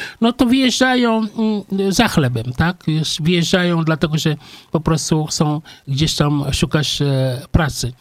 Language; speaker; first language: Polish; non-native, fluent; Wolof